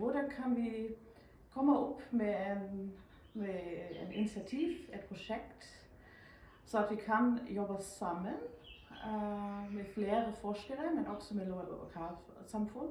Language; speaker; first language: Norwegian; non-native, fluent; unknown